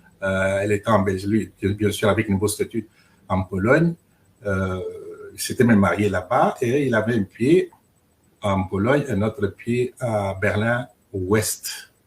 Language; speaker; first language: French; non-native, local second language; Luba-Lulua